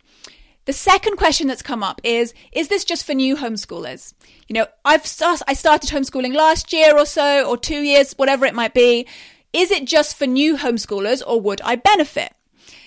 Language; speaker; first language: English; native; English